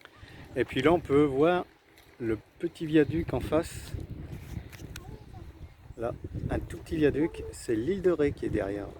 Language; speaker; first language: French; native; French